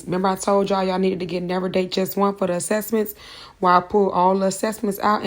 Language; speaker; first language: English; native; English